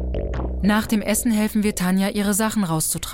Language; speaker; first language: German; native; German